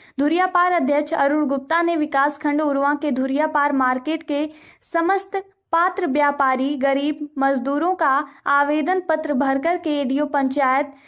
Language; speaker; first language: Hindi; native; Hindi